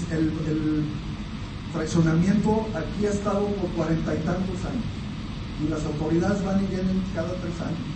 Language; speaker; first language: Spanish; native; Spanish